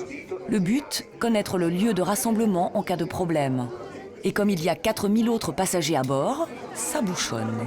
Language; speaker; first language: French; native; French